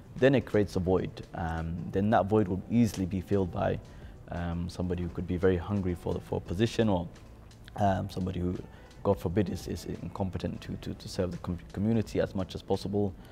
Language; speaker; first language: English; native; English